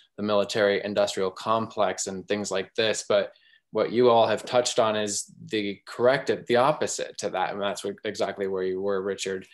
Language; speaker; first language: English; native; English